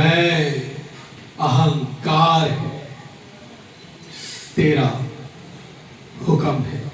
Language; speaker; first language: Hindi; native; Hindi